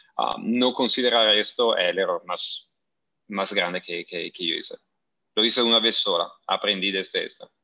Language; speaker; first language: Spanish; non-native, fluent; Italian